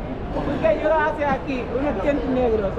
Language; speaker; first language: Spanish; non-native, learner; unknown